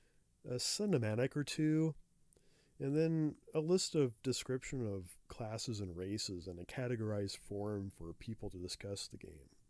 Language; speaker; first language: English; native; English